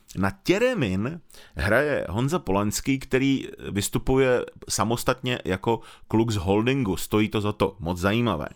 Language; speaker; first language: Czech; native; Czech